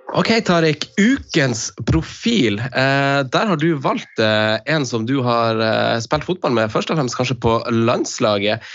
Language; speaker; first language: Norwegian; native; Norwegian